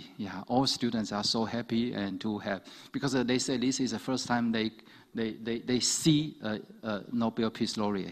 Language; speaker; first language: English; non-native, fluent; Chinese